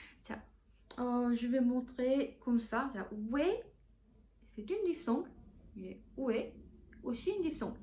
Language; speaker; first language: French; non-native, fluent; Korean